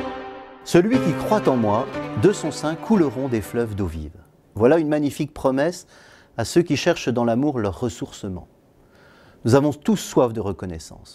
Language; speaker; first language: French; native; French